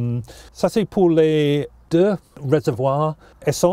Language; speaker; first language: French; non-native, learner; English